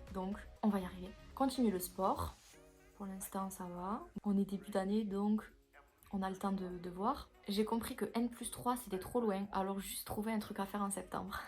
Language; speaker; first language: French; native; French